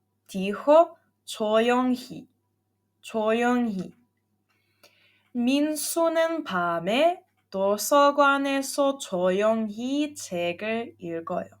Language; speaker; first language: Korean; non-native, fluent; Serbian